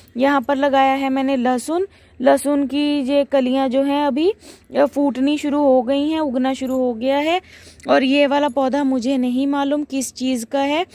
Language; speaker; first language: Hindi; non-native, local second language; Punjabi